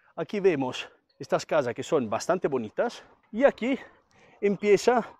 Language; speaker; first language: Spanish; non-native, fluent; Italian